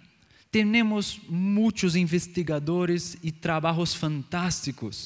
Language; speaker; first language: Spanish; non-native, learner; Portuguese